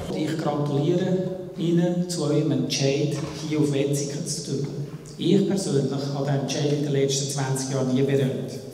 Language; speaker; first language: German; native; German